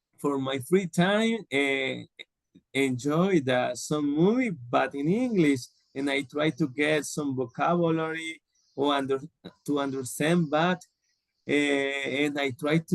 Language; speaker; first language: English; non-native, learner; Spanish